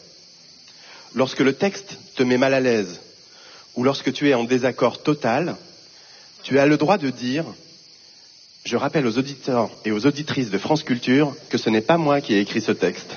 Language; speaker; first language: French; non-native, fluent; Portuguese